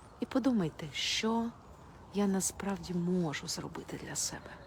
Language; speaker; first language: Ukrainian; non-native, local second language; Russian